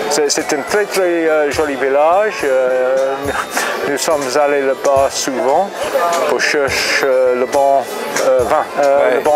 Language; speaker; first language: French; non-native, learner; English